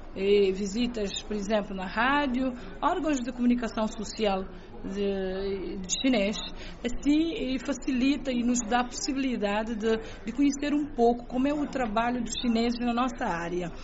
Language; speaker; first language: Portuguese; non-native, local second language; Kabuverdianu